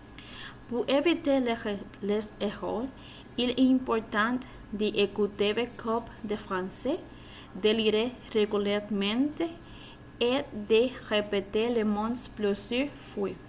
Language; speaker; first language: French; non-native, learner; Spanish